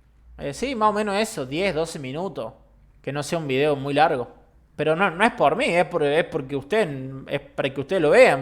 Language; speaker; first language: Spanish; native; Spanish